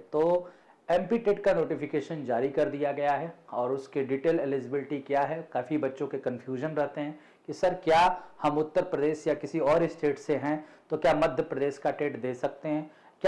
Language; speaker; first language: Hindi; native; Hindi